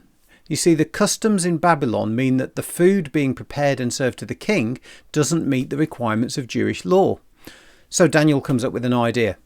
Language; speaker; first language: English; native; English